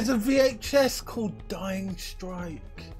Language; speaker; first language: English; native; English